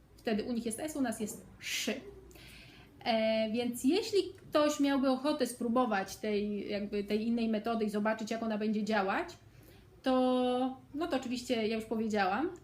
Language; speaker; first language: Polish; native; Polish